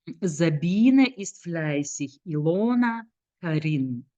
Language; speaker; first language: German; non-native, fluent; Lithuanian